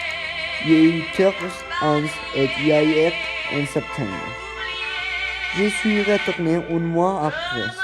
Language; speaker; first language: French; non-native, learner; Spanish